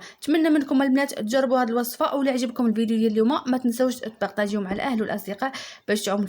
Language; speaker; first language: Arabic; native; Arabic